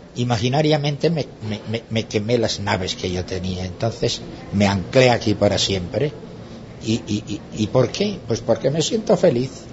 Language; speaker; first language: Spanish; non-native, local second language; Basque